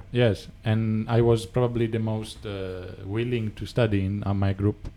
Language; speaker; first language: English; non-native, fluent; Italian